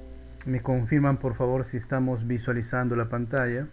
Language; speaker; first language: Spanish; native; Spanish